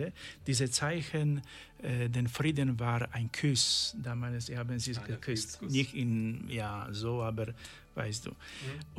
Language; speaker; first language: German; non-native, learner; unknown